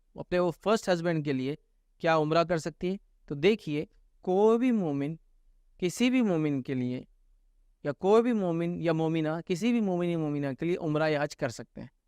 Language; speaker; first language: Urdu; native; Urdu